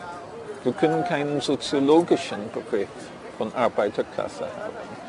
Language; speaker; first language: German; non-native, fluent; English